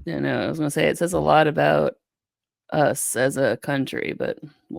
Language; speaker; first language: English; native; English